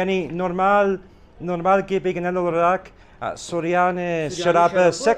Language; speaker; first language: Turkish; non-native, learner; English